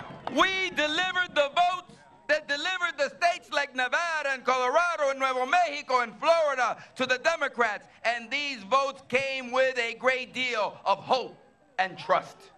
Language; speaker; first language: English; early bilingual, other home language; Spanish